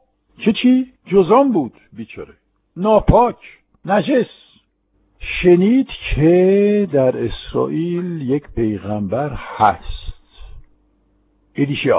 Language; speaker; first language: Persian; non-native, fluent; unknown